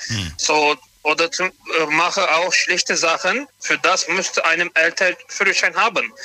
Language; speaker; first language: German; non-native, learner; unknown